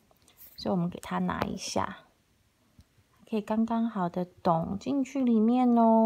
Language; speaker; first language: Chinese; native; Chinese